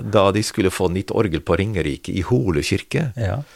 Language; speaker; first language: Norwegian; non-native, fluent; Dutch